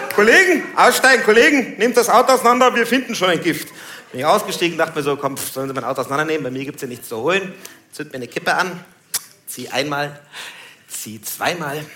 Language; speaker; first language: German; early bilingual, other home language; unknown